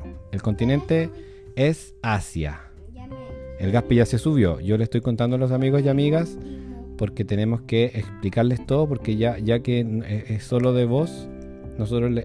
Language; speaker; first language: Spanish; native; Spanish